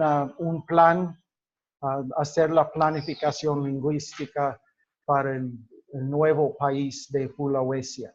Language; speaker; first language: Spanish; non-native, fluent; English